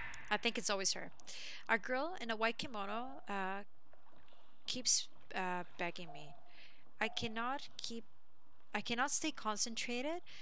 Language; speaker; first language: English; early bilingual, other home language; Italian